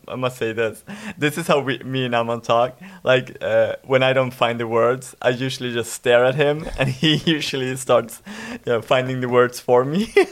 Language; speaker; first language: English; non-native, fluent; Swedish